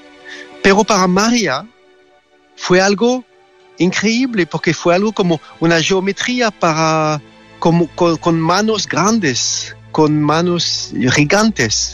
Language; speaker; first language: Spanish; non-native, fluent; French